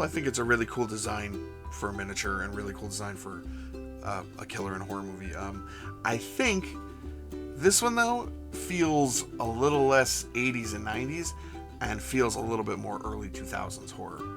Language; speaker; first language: English; native; English